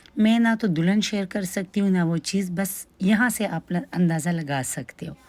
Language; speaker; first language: Urdu; non-native, local second language; Pashto